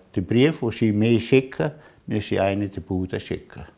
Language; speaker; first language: German; non-native, learner; Italian